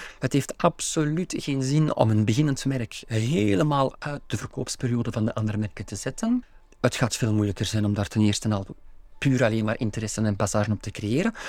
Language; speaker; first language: Dutch; native; Dutch